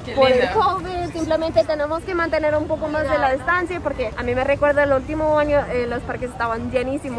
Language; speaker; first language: Spanish; non-native, fluent; English